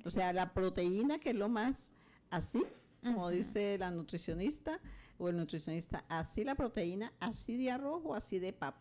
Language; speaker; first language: Spanish; native; Spanish